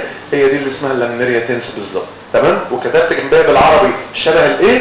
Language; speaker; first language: Arabic; native; Arabic